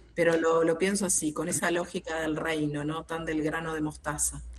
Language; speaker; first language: Spanish; native; Spanish